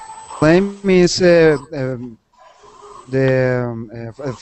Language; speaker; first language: English; non-native, fluent; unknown